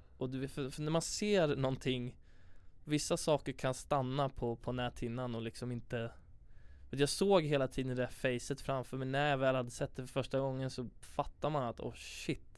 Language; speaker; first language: Swedish; native; Swedish